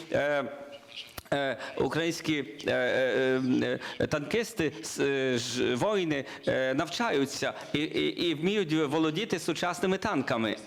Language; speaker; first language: Ukrainian; non-native, learner; Polish